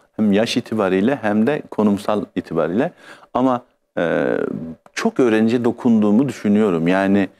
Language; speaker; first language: Turkish; native; Turkish